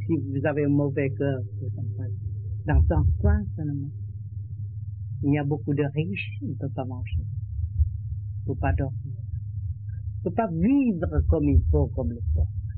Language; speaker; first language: French; non-native, learner; Vietnamese